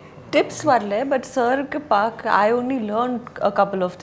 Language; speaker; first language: Tamil; non-native, learner; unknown